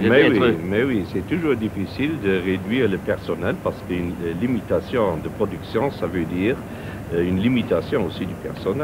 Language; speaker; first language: French; non-native, local second language; Luxembourgish